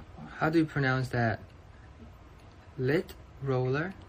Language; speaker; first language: English; non-native, fluent; Thai